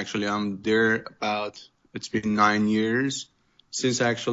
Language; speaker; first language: English; non-native, fluent; Persian